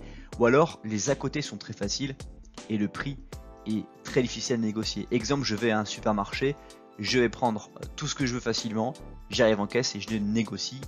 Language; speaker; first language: French; native; French